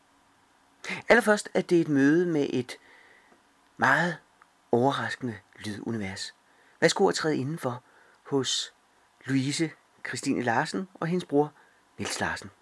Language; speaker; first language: Danish; native; Danish